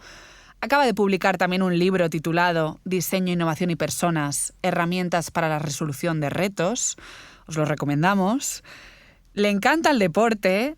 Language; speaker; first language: Spanish; native; Spanish